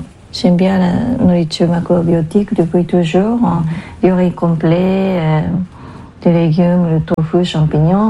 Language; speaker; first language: French; non-native, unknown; Japanese